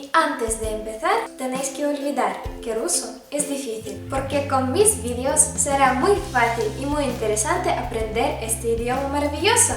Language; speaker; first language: Spanish; non-native, fluent; Russian